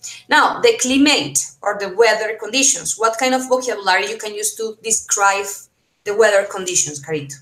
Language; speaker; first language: English; non-native, fluent; Spanish